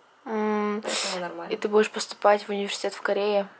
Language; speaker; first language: Russian; native; Russian